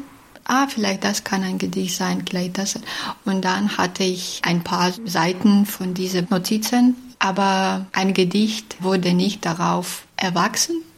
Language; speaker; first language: German; non-native, fluent; Belarusian